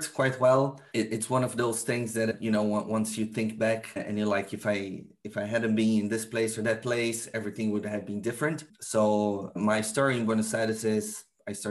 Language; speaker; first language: English; non-native, fluent; Portuguese